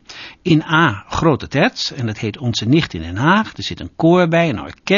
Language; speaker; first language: Dutch; native; Dutch